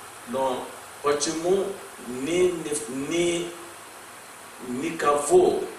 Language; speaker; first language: Russian; non-native, learner; English